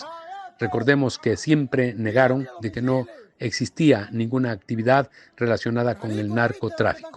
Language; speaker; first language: Spanish; native; Spanish